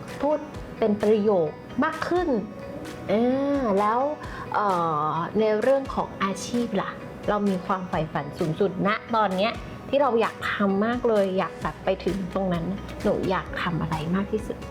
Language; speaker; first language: Thai; native; Thai